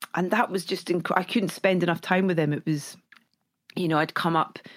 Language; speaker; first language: English; native; English